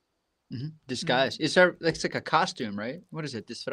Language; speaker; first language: English; native; English